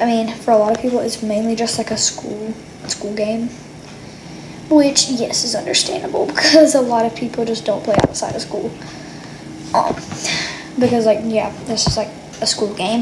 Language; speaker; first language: English; native; English